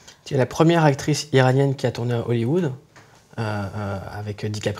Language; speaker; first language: French; native; French